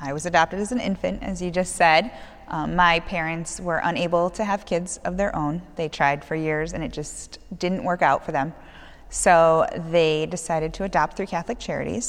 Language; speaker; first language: English; native; English